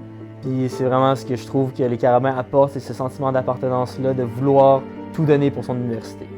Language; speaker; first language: French; native; French